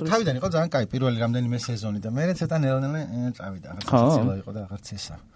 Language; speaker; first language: Georgian; native; Georgian